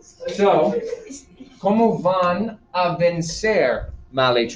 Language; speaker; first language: Spanish; non-native, fluent; English